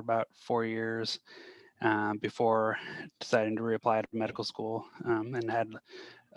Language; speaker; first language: English; native; English